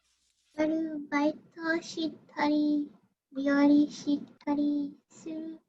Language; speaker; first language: Japanese; non-native, learner; English